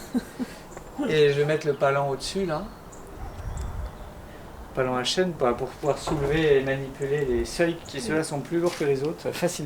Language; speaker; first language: French; native; French